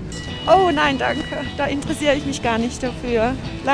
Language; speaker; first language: German; native; German